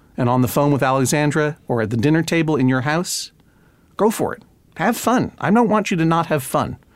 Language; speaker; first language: English; native; English